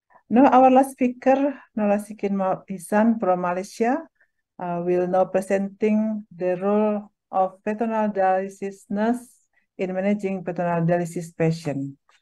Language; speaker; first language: English; non-native, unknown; Indonesian